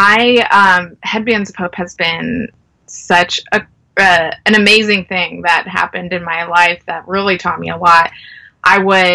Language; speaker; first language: English; native; English